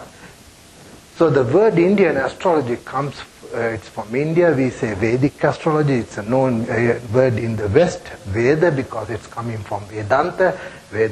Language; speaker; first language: English; non-native, local second language; Sinhala